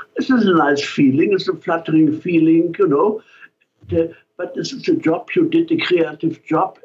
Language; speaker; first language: English; non-native, fluent; German